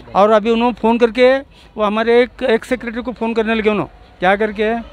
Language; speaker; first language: Hindi; non-native, local second language; Urdu